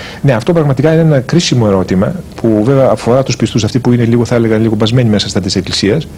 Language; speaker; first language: Greek; native; Greek